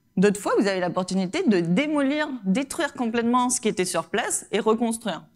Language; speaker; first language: French; non-native, fluent; Spanish